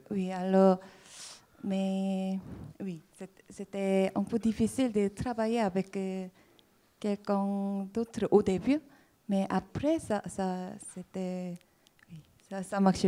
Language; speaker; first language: French; non-native, fluent; Korean